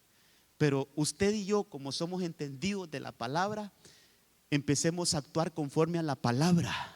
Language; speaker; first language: Spanish; native; Spanish